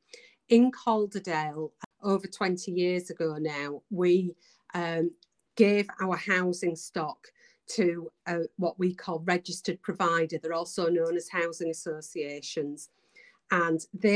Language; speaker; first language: English; native; English